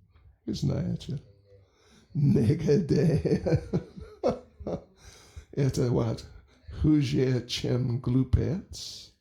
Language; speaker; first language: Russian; non-native, learner; English